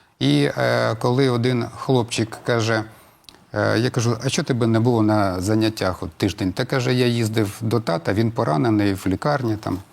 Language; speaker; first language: Ukrainian; non-native, local second language; Russian